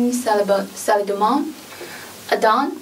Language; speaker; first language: French; non-native, learner; Chinese